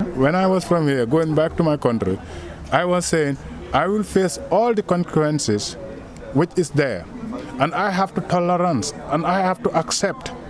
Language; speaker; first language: English; non-native, local second language; Wolof